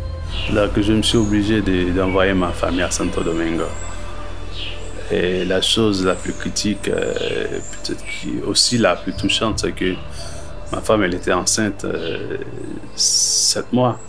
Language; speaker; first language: French; non-native, local second language; Haitian Creole